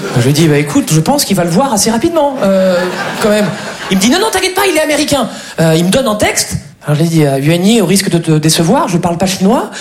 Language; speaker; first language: French; native; French